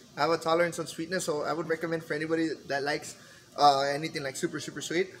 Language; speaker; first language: English; early bilingual, other home language; Spanish